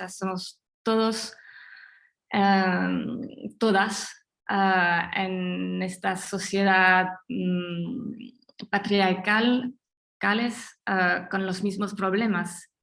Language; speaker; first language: Spanish; non-native, fluent; French